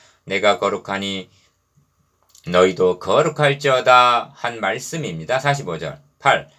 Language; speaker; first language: Korean; native; Korean